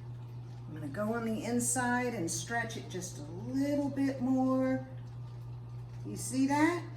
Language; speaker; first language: English; native; English